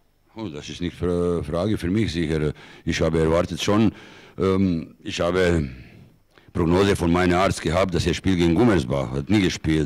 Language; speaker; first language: German; non-native, fluent; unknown